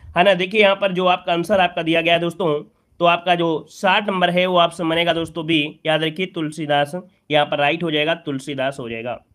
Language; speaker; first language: Hindi; native; Hindi